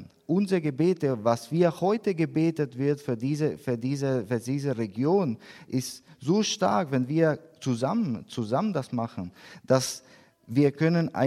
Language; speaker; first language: German; non-native, learner; Spanish